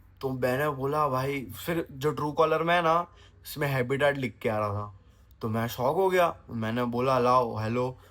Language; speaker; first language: Hindi; non-native, local second language; Gujarati